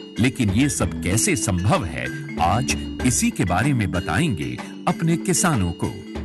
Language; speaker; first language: Hindi; native; Hindi